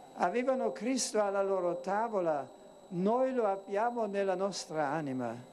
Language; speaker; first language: Italian; non-native, fluent; German